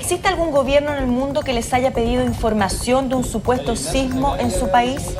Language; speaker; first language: Spanish; native; Spanish